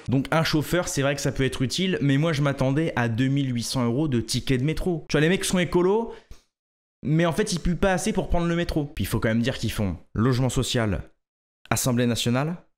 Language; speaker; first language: French; native; French